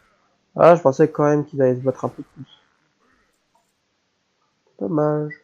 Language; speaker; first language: French; native; French